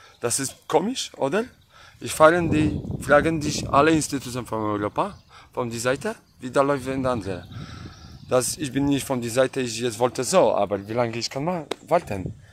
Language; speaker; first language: German; non-native, learner; Polish